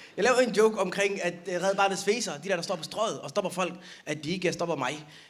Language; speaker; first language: Danish; early bilingual, other home language; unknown